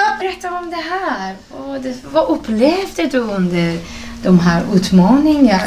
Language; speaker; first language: Swedish; non-native, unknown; Persian